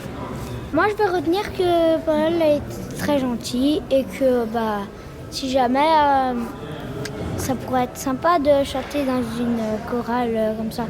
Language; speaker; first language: French; native; French